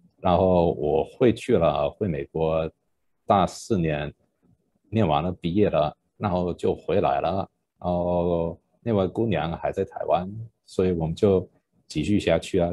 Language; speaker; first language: Chinese; non-native, fluent; English